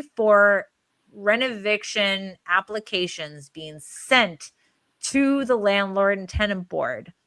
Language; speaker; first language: English; native; English